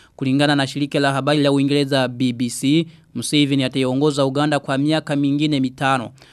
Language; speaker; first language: Swahili; non-native, local second language; Rundi